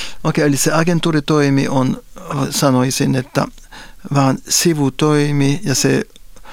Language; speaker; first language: Finnish; non-native, fluent; French